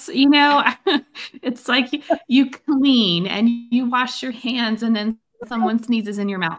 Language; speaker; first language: English; native; English